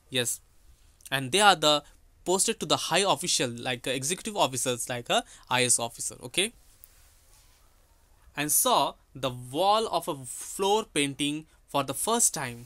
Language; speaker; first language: English; non-native, local second language; Bangla